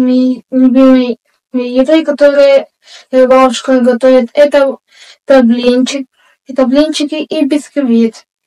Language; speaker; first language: Russian; non-native, local second language; Yakut